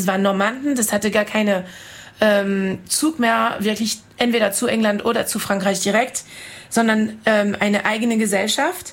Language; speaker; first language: German; non-native, fluent; French